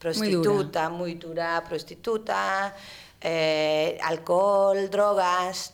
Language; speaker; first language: Spanish; non-native, fluent; English